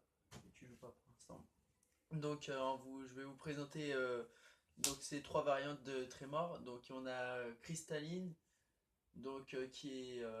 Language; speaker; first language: French; native; French